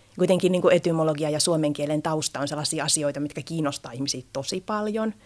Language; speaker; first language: Finnish; native; Finnish